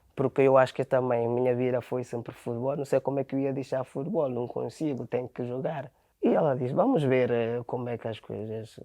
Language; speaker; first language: Portuguese; non-native, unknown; Akan